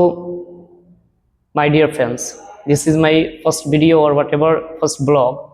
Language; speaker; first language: English; non-native, learner; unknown